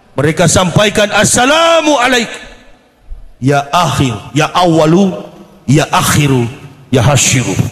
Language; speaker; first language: Indonesian; native; Indonesian